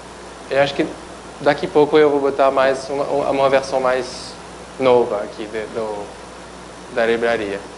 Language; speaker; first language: Portuguese; non-native, fluent; French